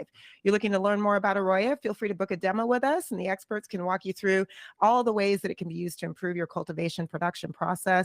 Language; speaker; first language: English; native; English